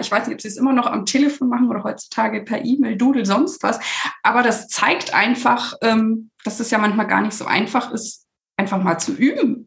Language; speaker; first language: German; native; German